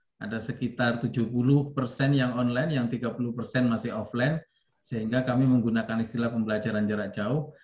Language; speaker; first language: Indonesian; native; Indonesian